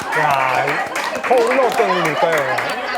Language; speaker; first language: Korean; native; Korean